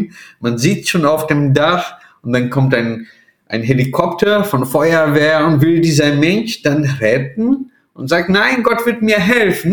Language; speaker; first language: German; non-native, fluent; Portuguese